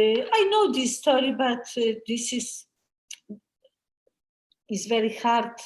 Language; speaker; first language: English; non-native, learner; Polish